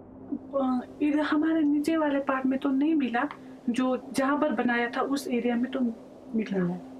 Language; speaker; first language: Hindi; non-native, local second language; Ladakhi